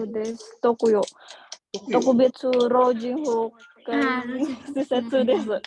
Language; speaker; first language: Japanese; non-native, fluent; Indonesian